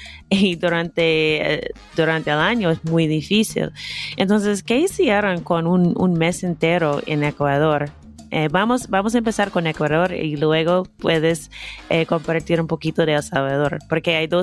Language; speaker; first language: Spanish; non-native, fluent; English